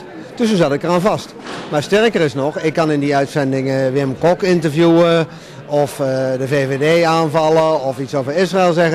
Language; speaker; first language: Dutch; native; Dutch